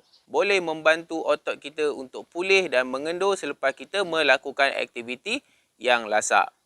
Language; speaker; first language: Malay; native; Malay